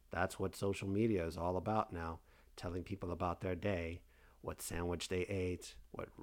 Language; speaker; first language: English; native; English